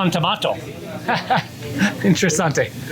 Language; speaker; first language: Spanish; non-native, learner; English